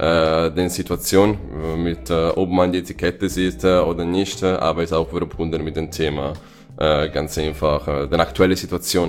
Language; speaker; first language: German; non-native, fluent; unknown